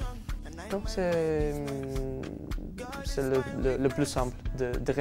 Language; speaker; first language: French; non-native, learner; Portuguese